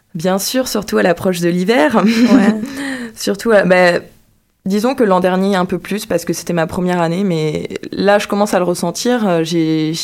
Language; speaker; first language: French; native; French